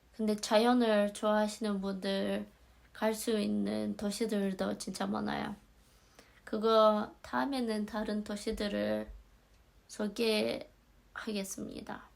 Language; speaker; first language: Korean; non-native, fluent; Azerbaijani